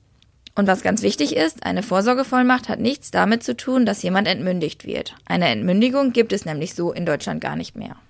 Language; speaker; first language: German; native; German